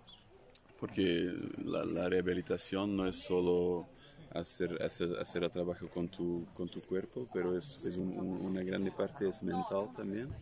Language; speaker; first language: Spanish; non-native, fluent; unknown